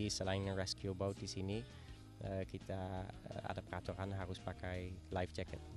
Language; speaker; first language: Indonesian; non-native, fluent; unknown